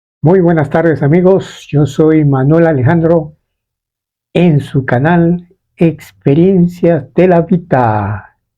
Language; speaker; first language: Spanish; native; Spanish